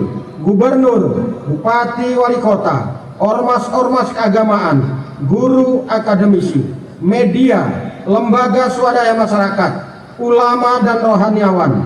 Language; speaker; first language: Indonesian; native; Indonesian